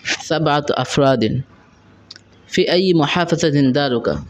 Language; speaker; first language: Arabic; non-native, learner; Bangla